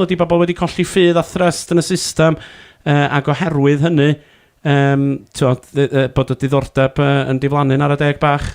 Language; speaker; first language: Welsh; native; Welsh